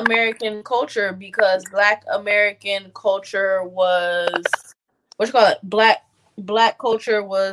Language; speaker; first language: English; native; English